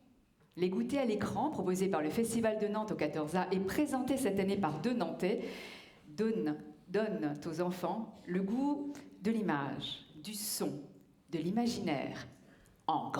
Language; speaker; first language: French; native; French